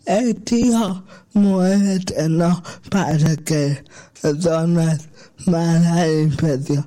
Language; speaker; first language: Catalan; non-native, local second language; Spanish